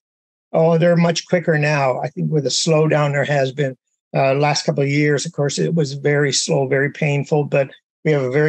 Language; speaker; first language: English; native; English